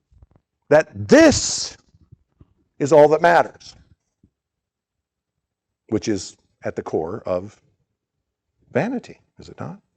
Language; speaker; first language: English; native; English